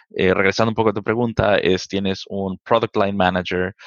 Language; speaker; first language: Spanish; native; Spanish